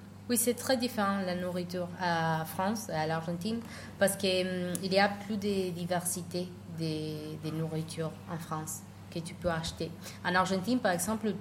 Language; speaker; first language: French; non-native, learner; Spanish